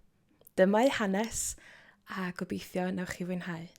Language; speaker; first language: Welsh; native; Welsh